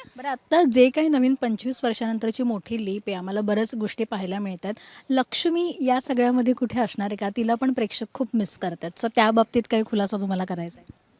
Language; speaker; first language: Marathi; native; Marathi